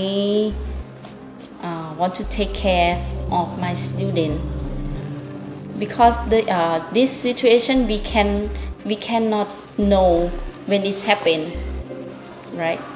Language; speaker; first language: English; non-native, learner; Thai